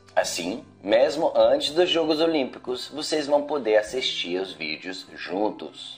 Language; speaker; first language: Portuguese; non-native, fluent; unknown